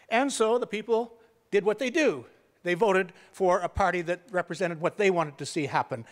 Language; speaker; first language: English; native; English